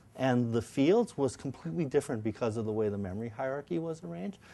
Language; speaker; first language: English; native; English